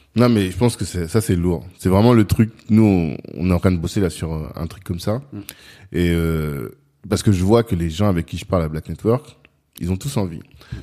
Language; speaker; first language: French; non-native, local second language; Sango